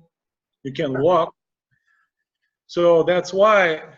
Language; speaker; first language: English; non-native, fluent; Russian